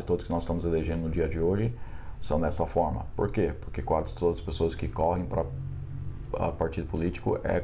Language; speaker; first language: Portuguese; non-native, fluent; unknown